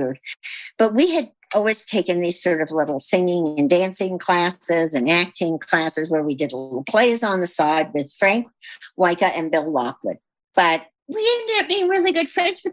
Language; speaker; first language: English; native; English